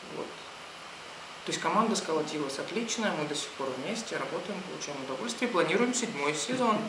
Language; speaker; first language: Russian; native; Russian